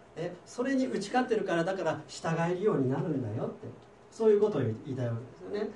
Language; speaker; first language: Japanese; native; Japanese